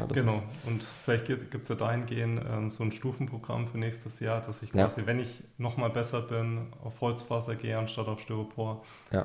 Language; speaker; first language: German; native; German